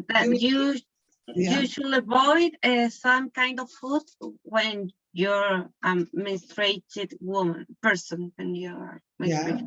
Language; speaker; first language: English; non-native, learner; Spanish